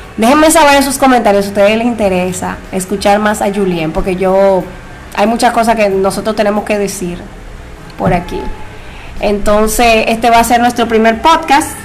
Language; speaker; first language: Spanish; native; Spanish